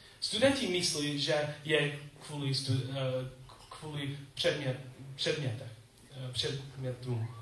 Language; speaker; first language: Czech; non-native, learner; English